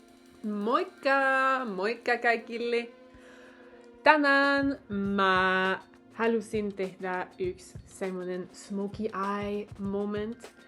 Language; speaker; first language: Finnish; non-native, fluent; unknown